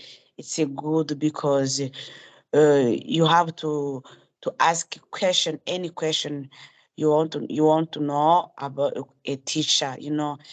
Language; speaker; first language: English; non-native, learner; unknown